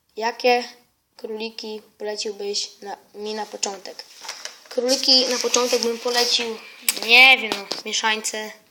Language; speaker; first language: Polish; native; Polish